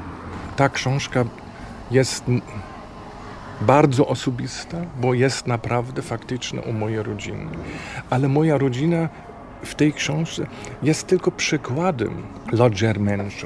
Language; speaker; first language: Polish; non-native, fluent; German